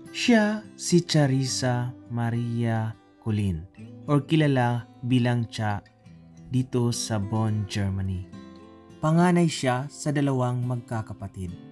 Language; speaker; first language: Filipino; native; Filipino